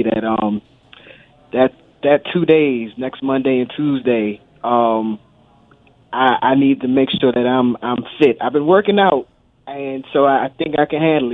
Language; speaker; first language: English; native; English